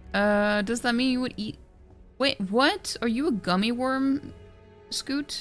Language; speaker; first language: English; non-native, fluent; Norwegian